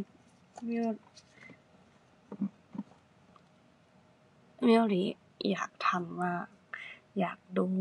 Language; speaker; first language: Thai; non-native, learner; Japanese